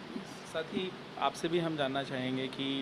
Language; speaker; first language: Hindi; native; Hindi